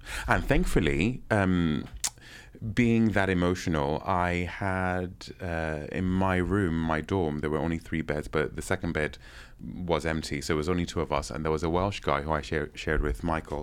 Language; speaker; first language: English; non-native, local second language; Yoruba